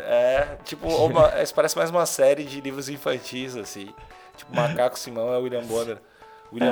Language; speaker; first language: Portuguese; native; Portuguese